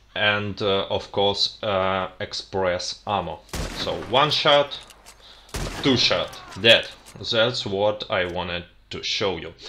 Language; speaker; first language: English; non-native, fluent; Russian